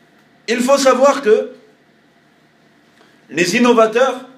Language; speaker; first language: French; native; French